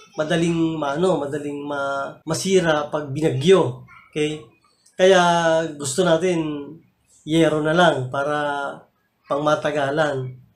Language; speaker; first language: Filipino; native; Filipino